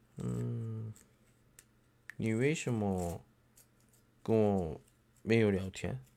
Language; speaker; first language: Chinese; non-native, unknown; Korean